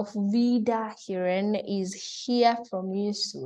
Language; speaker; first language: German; non-native, fluent; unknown